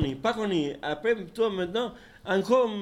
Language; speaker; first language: French; non-native, learner; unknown